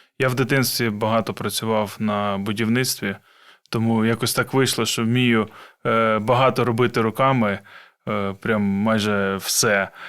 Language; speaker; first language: Ukrainian; non-native, local second language; Russian